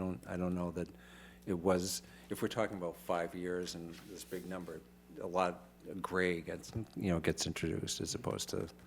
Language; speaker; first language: English; native; English